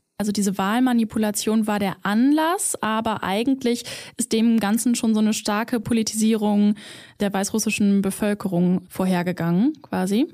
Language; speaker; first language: German; native; German